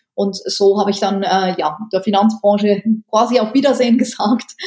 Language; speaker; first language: German; native; German